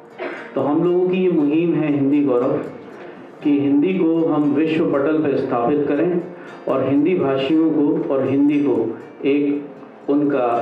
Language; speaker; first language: Hindi; native; Hindi